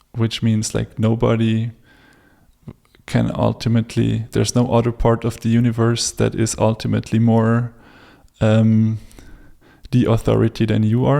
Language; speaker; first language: English; non-native, fluent; German